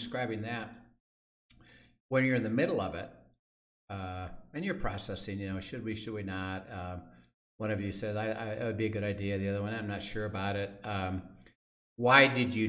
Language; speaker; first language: English; native; English